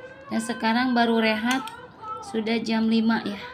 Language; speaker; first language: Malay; non-native, local second language; Sundanese